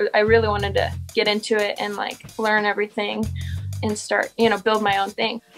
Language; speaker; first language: English; native; English